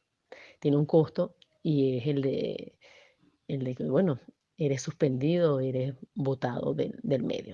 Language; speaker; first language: Spanish; native; Spanish